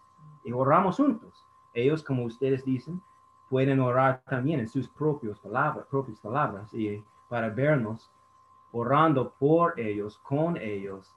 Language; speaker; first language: Spanish; non-native, fluent; English